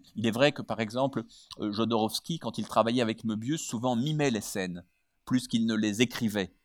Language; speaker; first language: French; native; French